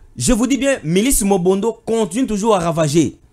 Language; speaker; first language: French; non-native, local second language; Lingala